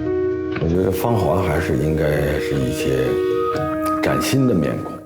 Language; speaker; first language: Chinese; native; Chinese